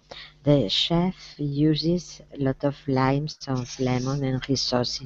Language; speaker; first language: English; non-native, learner; Spanish